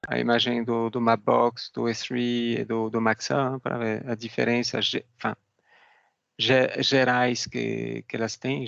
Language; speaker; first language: Portuguese; non-native, fluent; French